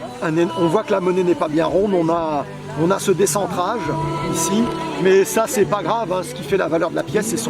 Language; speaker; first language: French; native; French